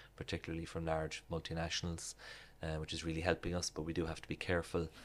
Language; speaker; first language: English; native; English